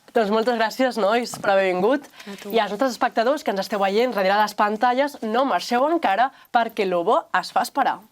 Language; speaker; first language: Catalan; native; Catalan